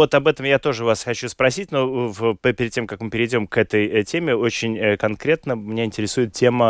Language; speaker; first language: Russian; native; Russian